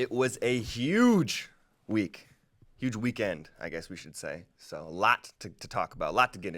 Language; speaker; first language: English; native; English